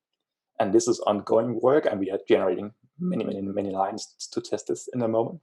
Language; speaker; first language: English; non-native, fluent; Danish